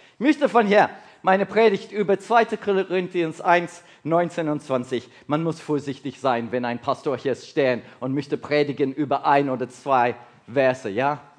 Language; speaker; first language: German; non-native, learner; English